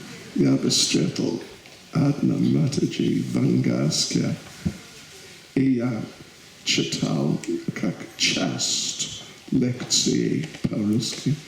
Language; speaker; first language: Russian; non-native, learner; English